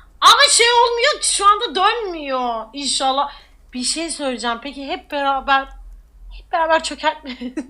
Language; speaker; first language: Turkish; native; Turkish